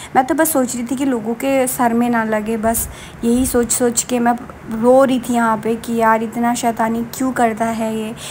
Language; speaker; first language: Hindi; non-native, local second language; Bangla